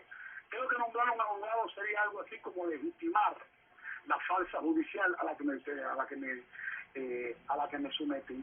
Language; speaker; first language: Spanish; native; Spanish